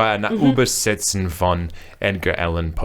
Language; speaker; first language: German; non-native, learner; English